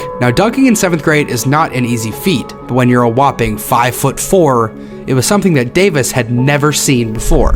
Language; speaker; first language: English; native; English